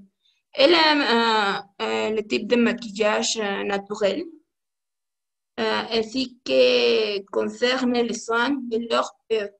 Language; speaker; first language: French; non-native, learner; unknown